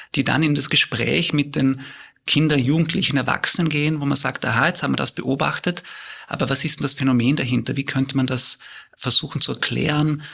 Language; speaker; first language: German; native; German